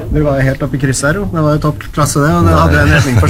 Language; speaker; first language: Norwegian; native; Norwegian